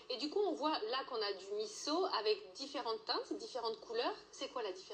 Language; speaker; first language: French; native; French